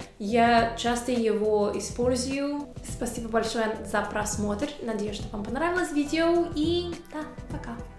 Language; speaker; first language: Russian; non-native, fluent; English